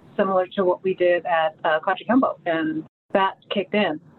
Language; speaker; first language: English; early bilingual, other home language; Filipino